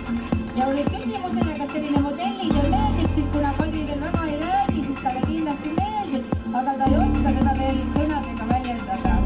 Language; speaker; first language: Estonian; native; Estonian